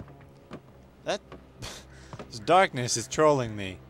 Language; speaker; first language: English; native; English